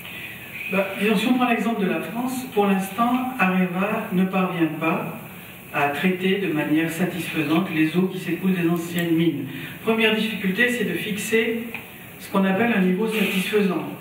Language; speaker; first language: French; native; French